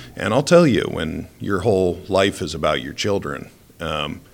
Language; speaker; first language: English; native; English